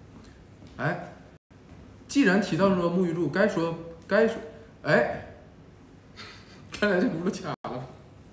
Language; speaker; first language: Chinese; native; Chinese